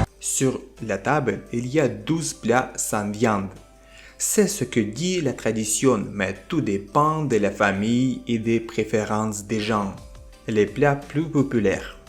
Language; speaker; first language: French; non-native, fluent; Ukrainian